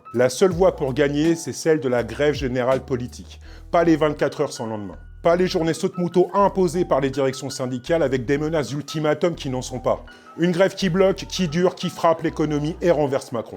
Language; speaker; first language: French; native; French